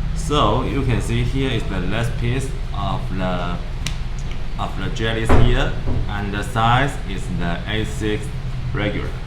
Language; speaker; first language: English; non-native, learner; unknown